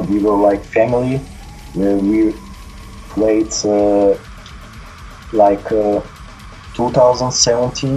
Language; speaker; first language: English; non-native, learner; Turkish